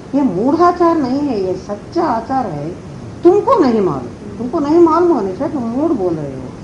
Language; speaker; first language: Hindi; non-native, local second language; Telugu